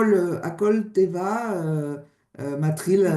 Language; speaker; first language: Hebrew; non-native, learner; French